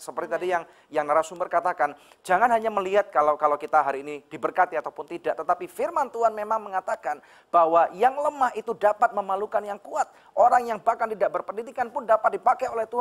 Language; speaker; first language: Indonesian; native; Indonesian